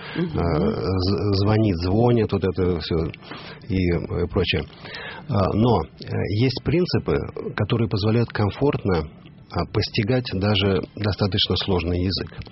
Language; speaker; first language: Russian; native; Russian